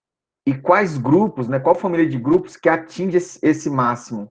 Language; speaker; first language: Portuguese; native; Portuguese